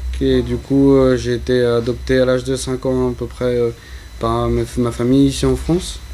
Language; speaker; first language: French; early bilingual, other home language; Spanish